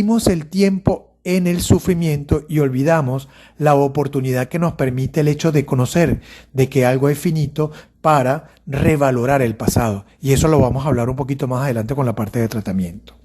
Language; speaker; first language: Spanish; native; Spanish